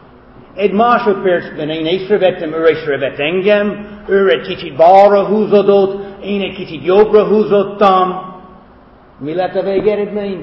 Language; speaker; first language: Hungarian; non-native, fluent; English